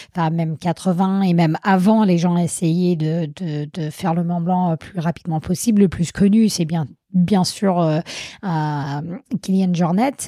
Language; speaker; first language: French; non-native, fluent; English